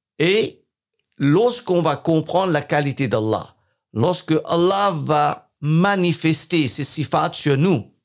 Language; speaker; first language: French; non-native, fluent; English